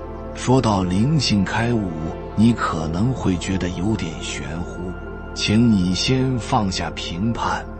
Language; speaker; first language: Chinese; native; Chinese